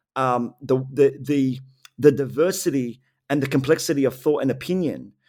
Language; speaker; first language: English; native; English